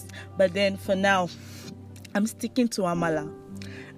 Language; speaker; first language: English; non-native, local second language; Yoruba